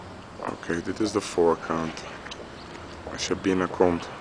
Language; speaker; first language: Dutch; non-native, fluent; Portuguese